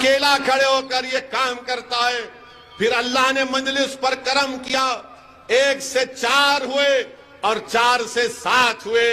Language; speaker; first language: Urdu; native; Urdu